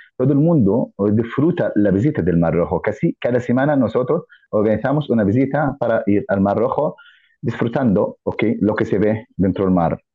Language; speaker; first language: Spanish; non-native, fluent; Arabic